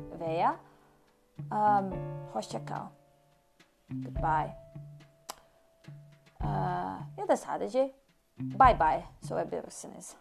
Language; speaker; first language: Turkish; non-native, learner; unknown